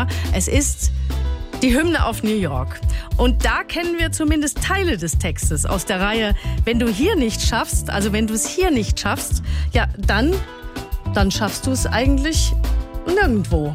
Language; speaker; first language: German; native; German